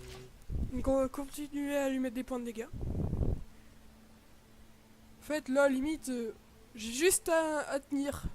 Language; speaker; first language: French; native; French